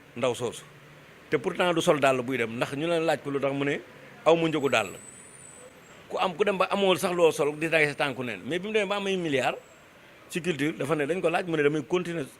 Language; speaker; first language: Wolof; non-native, local second language; Fula